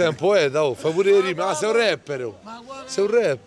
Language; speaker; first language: Italian; native; Italian